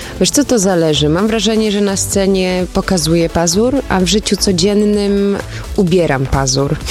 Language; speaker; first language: Polish; early bilingual, heritage; Polish